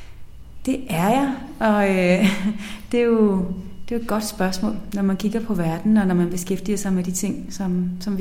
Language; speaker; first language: Danish; native; Danish